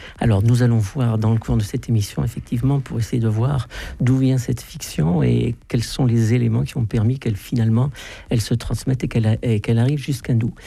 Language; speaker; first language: French; native; French